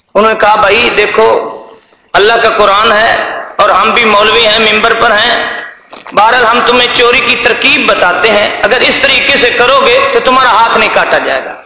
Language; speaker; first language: Urdu; non-native, local second language; Punjabi